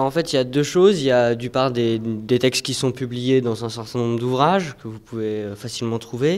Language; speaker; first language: French; native; French